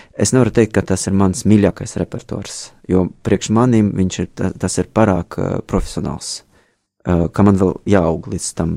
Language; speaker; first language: Latvian; non-native, fluent; Russian